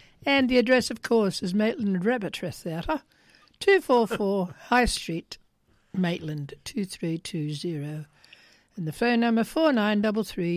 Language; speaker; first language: English; native; English